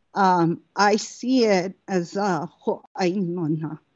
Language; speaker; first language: English; native; English